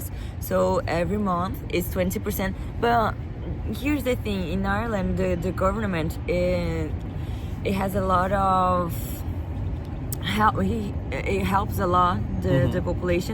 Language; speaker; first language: English; non-native, fluent; Portuguese